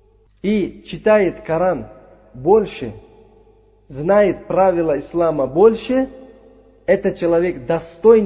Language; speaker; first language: Russian; non-native, local second language; Uzbek